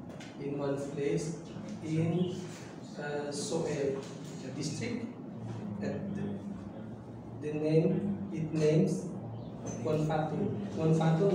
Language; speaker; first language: English; non-native, learner; Indonesian